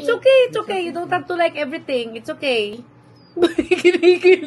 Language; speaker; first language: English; non-native, local second language; Filipino